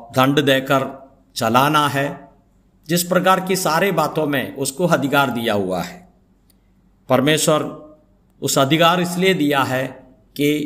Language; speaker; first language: Hindi; non-native, local second language; Malayalam